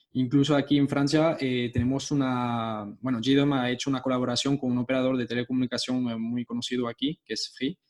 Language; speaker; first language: Spanish; early bilingual, heritage; Spanish